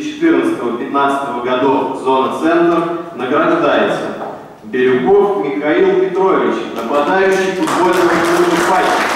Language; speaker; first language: Russian; native; Russian